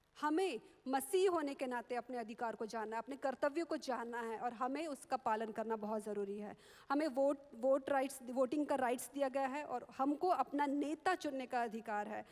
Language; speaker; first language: Hindi; non-native, local second language; Marathi